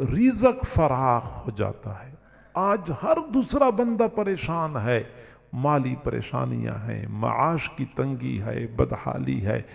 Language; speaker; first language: Urdu; non-native, local second language; Punjabi